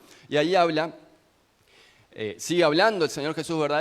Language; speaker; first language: Spanish; native; Spanish